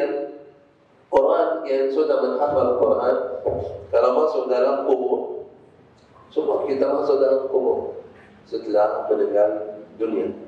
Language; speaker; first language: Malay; non-native, fluent; Arabic